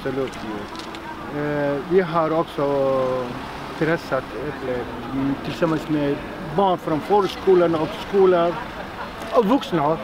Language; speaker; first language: Swedish; non-native, fluent; Somali